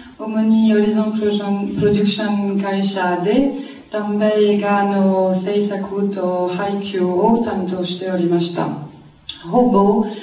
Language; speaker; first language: Japanese; non-native, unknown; French